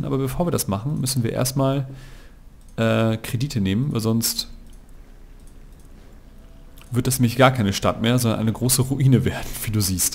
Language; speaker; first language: German; native; German